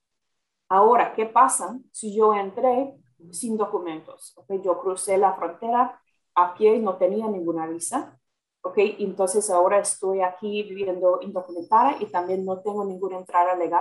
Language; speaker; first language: Spanish; non-native, fluent; English